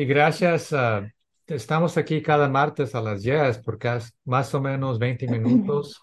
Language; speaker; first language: Spanish; early bilingual, heritage; English